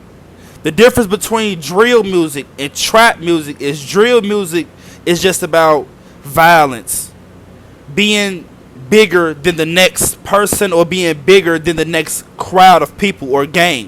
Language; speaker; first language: English; native; English